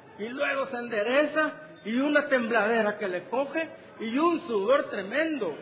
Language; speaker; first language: Spanish; native; Spanish